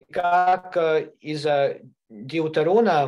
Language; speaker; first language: Russian; non-native, learner; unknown